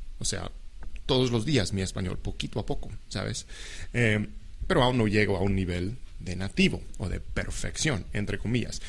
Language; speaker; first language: Spanish; non-native, fluent; English